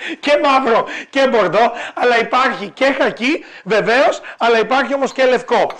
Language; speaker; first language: Greek; native; Greek